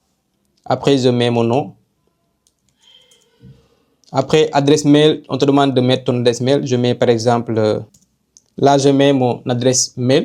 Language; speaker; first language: French; non-native, local second language; Wolof